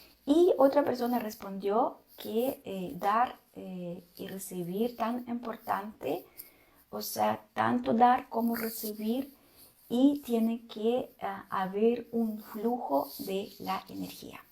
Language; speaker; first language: Spanish; non-native, fluent; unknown